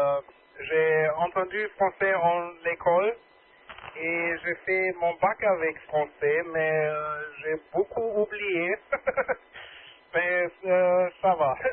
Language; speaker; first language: French; non-native, learner; German